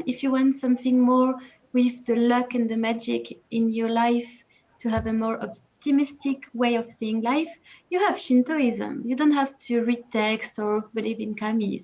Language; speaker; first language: English; non-native, learner; French